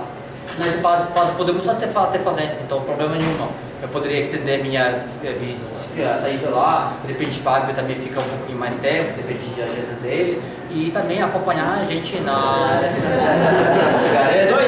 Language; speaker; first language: Portuguese; non-native, learner; Russian